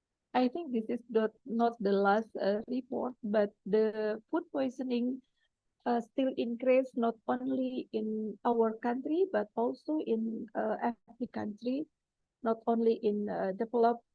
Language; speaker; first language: English; non-native, fluent; Indonesian